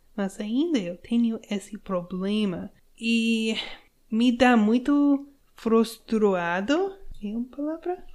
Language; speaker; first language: Portuguese; non-native, learner; English